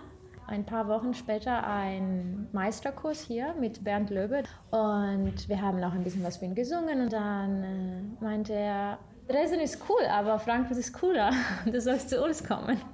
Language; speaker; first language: German; non-native, fluent; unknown